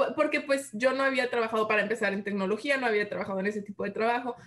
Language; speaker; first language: Spanish; early bilingual, heritage; Spanish